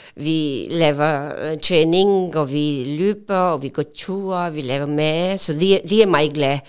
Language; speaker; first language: Danish; non-native, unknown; Urdu